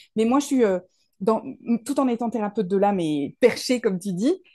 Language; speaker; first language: French; native; French